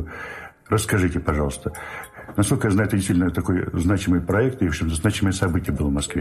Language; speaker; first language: Russian; native; Russian